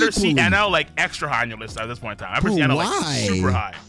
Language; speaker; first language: English; native; English